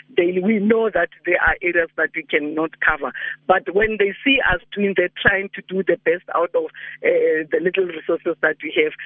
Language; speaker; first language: English; non-native, local second language; Northern Sotho